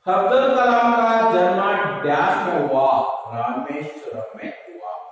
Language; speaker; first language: Hindi; non-native, local second language; Kannada